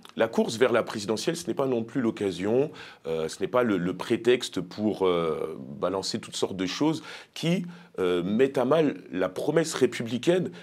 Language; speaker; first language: French; native; French